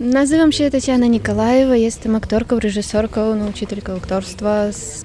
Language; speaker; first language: Polish; non-native, learner; Ukrainian